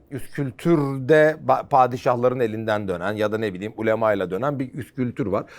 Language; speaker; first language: Turkish; native; Turkish